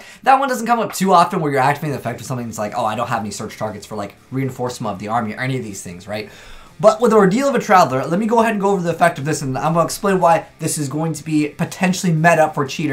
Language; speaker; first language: English; native; English